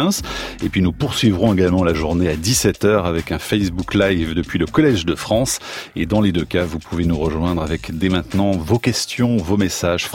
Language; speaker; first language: French; native; French